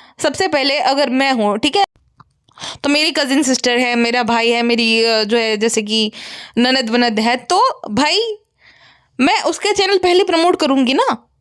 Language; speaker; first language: Hindi; non-native, local second language; Gujarati